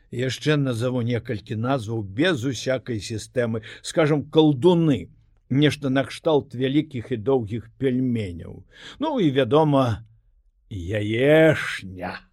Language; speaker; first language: Belarusian; non-native, local second language; Russian